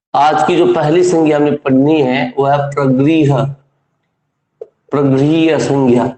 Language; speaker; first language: Hindi; native; Hindi